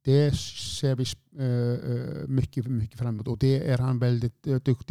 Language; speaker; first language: Swedish; non-native, fluent; Icelandic